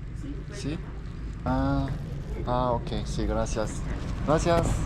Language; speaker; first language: Spanish; non-native, learner; Korean